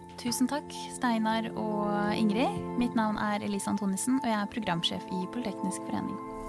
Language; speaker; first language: Norwegian; native; Norwegian